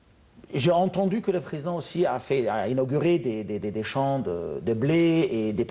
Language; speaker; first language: French; non-native, fluent; Arabic